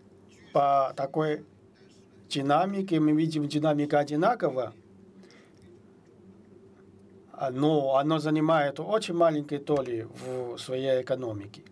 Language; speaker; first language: Russian; non-native, fluent; Chinese